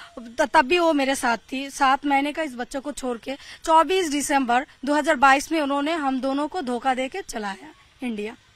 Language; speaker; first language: Hindi; non-native, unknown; Bangla